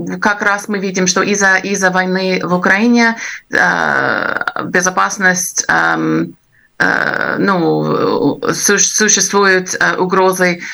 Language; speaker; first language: Russian; non-native, fluent; English